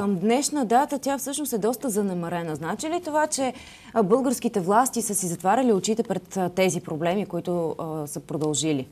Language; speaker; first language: Bulgarian; native; Bulgarian